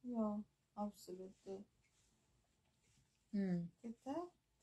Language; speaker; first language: Swedish; non-native, learner; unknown